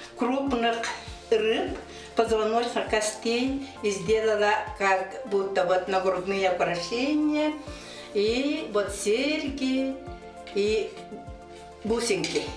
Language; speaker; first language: Russian; non-native, local second language; Yakut